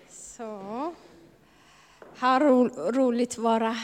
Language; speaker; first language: Swedish; non-native, fluent; Amharic